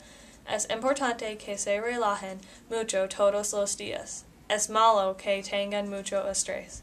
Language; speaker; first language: Spanish; non-native, learner; English